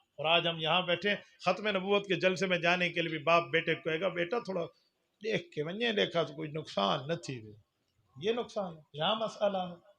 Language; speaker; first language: Urdu; non-native, local second language; Punjabi